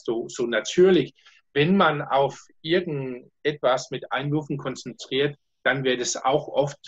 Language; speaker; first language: German; non-native, learner; Danish